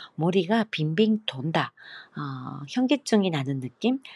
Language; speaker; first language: Korean; non-native, fluent; Japanese